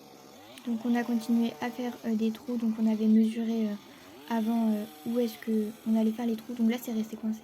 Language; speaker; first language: French; native; French